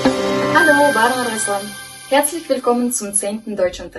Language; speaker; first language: German; non-native, fluent; Kyrgyz